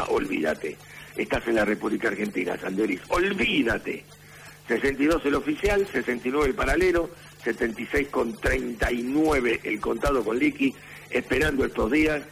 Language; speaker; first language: Spanish; native; Spanish